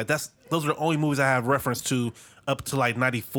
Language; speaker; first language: English; native; English